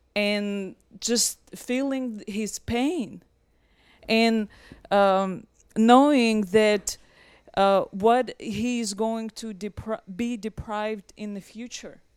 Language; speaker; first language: English; non-native, fluent; Russian